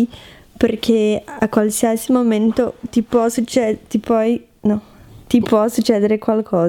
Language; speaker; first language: Italian; non-native, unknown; Portuguese